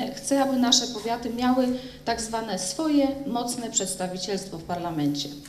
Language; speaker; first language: Polish; native; Polish